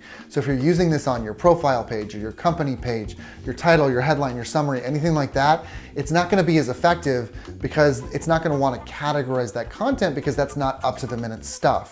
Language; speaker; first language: English; native; English